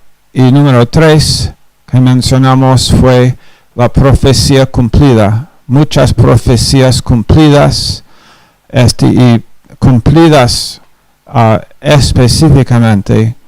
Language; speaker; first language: Spanish; non-native, fluent; English